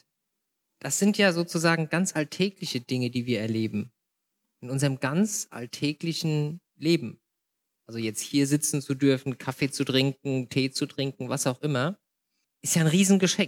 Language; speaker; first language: German; native; German